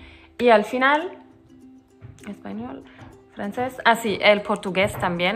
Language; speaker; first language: Spanish; non-native, fluent; Turkish